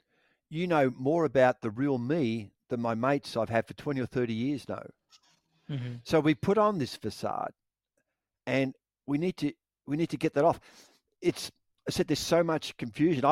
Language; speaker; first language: English; native; English